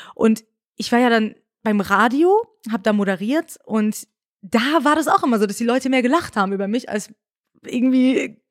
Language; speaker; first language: German; early bilingual, other home language; Persian